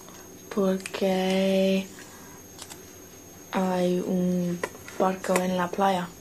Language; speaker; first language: Spanish; non-native, learner; English